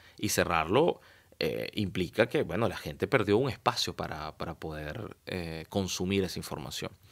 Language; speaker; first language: Spanish; native; Spanish